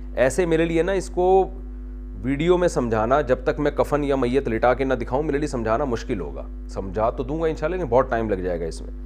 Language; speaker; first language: Urdu; native; Urdu